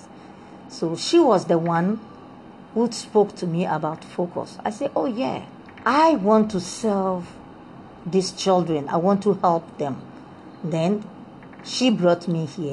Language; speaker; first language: English; non-native, fluent; Lingala